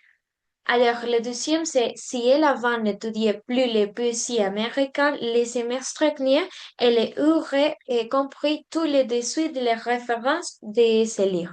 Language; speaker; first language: French; non-native, learner; Spanish